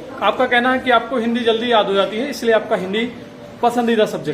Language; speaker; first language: Hindi; native; Hindi